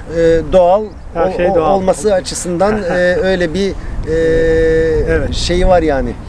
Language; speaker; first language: Turkish; non-native, fluent; Albanian